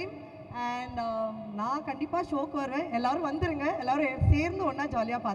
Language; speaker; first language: Tamil; native; Tamil